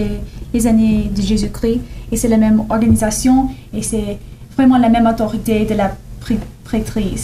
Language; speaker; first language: French; non-native, learner; English